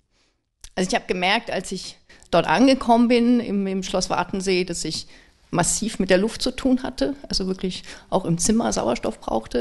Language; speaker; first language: German; native; German